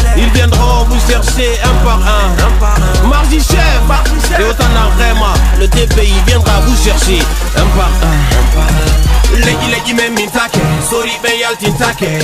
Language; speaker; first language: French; non-native, local second language; Fula